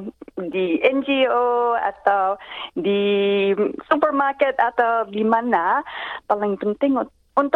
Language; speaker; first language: Indonesian; non-native, fluent; English